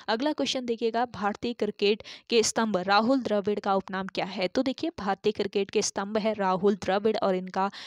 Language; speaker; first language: Hindi; native; Hindi